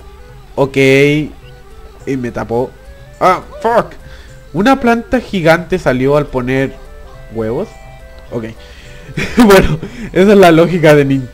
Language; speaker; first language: Spanish; native; Spanish